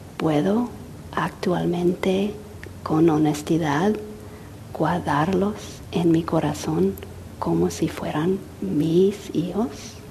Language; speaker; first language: Spanish; non-native, fluent; English